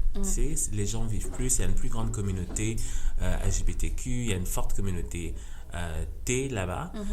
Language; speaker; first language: French; non-native, local second language; Rundi